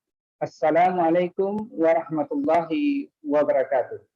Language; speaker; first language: Arabic; non-native, fluent; Indonesian